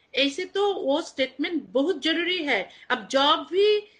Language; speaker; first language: Hindi; non-native, learner; Bangla